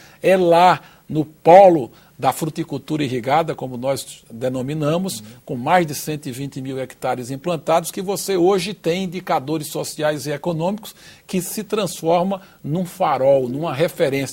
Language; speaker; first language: Portuguese; native; Portuguese